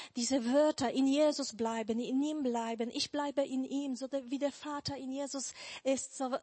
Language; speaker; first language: German; non-native, fluent; Polish